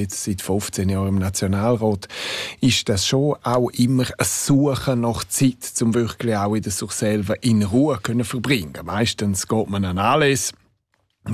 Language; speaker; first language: German; non-native, local second language; Romansh